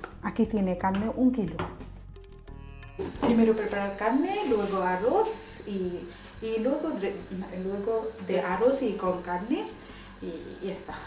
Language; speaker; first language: Spanish; non-native, learner; Bangla